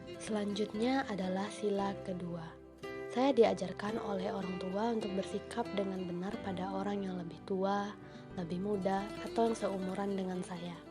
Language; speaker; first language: Indonesian; non-native, local second language; Minangkabau